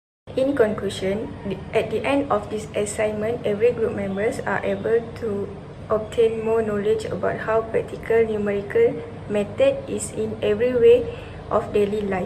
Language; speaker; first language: English; non-native, local second language; Malay